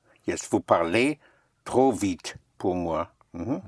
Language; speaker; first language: French; non-native, fluent; English